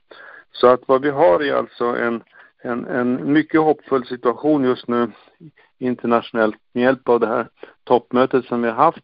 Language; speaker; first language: Swedish; native; Swedish